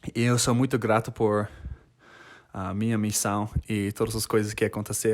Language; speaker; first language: Portuguese; non-native, fluent; English